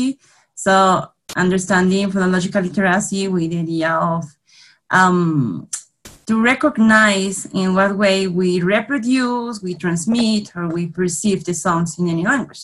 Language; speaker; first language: English; non-native, fluent; Spanish